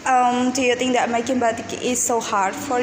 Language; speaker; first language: English; non-native, learner; Indonesian